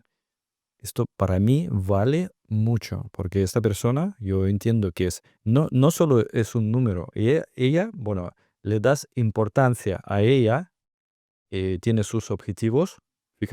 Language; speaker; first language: Spanish; non-native, fluent; Russian